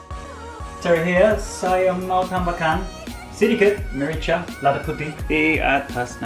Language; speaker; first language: Indonesian; non-native, learner; English